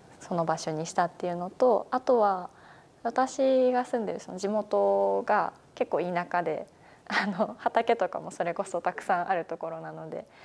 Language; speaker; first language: Japanese; native; Japanese